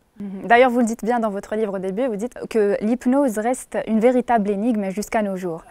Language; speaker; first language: French; non-native, local second language; Arabic